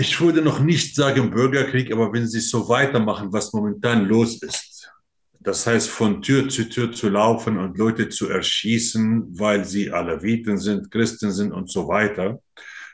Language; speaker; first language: German; non-native, fluent; Arabic